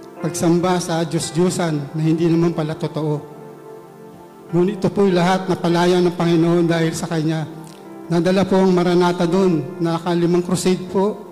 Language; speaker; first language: Filipino; native; Filipino